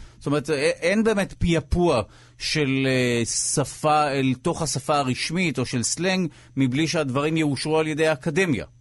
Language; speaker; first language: Hebrew; native; Hebrew